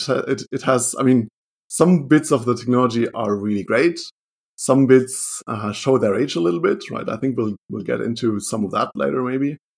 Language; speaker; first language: English; non-native, fluent; German